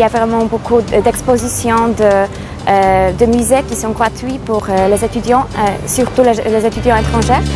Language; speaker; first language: French; non-native, fluent; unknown